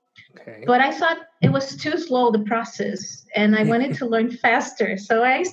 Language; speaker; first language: English; non-native, fluent; Portuguese